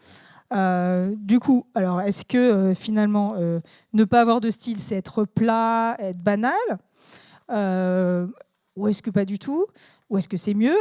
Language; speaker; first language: French; native; French